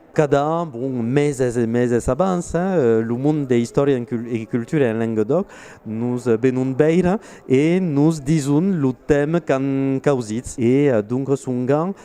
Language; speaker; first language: Occitan; non-native, local second language; French